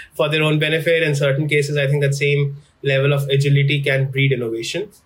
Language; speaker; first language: English; non-native, local second language; Hindi